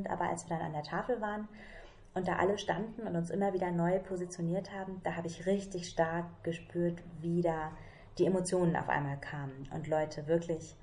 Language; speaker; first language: German; native; German